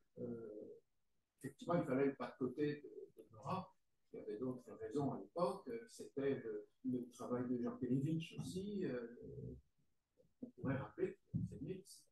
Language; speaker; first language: French; native; French